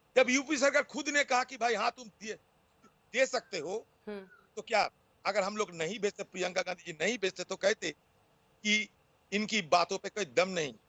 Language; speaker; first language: Hindi; non-native, local second language; Bangla